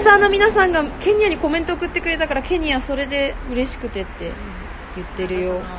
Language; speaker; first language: Japanese; native; Japanese